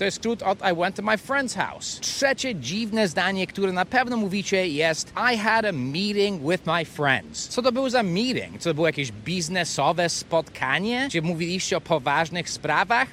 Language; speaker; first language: Polish; non-native, fluent; English